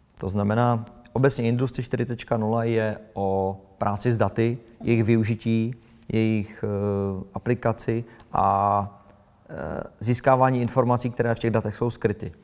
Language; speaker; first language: Czech; native; Czech